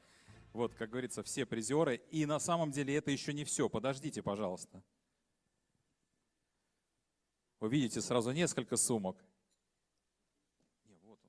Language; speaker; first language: Russian; native; Russian